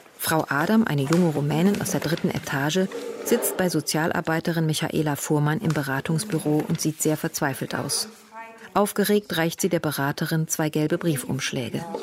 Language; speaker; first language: German; native; German